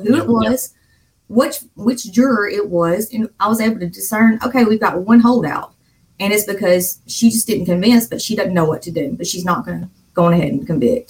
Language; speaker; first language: English; native; English